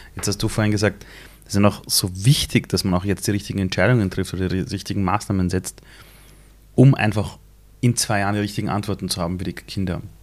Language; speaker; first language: German; early bilingual, other home language; Persian